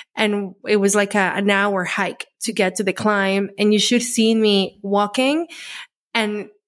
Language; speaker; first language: English; non-native, fluent; Spanish